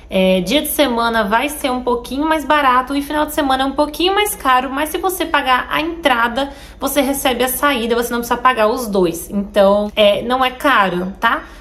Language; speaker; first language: Portuguese; native; Portuguese